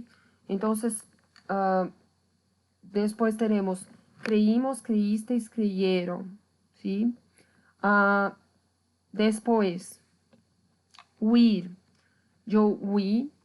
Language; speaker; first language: Spanish; non-native, fluent; Portuguese